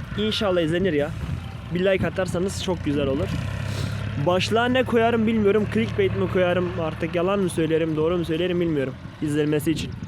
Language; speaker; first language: Turkish; non-native, local second language; Kurdish